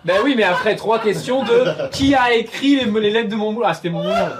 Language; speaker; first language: French; native; French